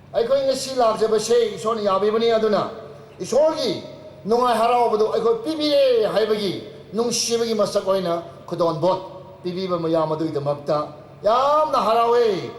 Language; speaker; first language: Manipuri; non-native, local second language; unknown